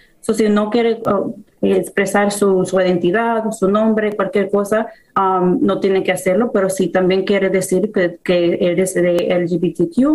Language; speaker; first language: Spanish; early bilingual, heritage; Spanish